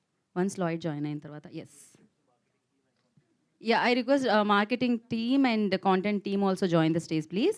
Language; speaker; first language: Telugu; native; Telugu